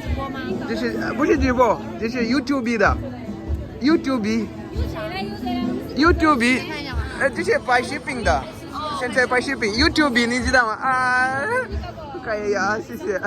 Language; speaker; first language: Chinese; non-native, learner; Malayalam